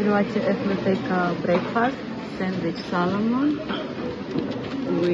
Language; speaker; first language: Arabic; non-native, learner; Russian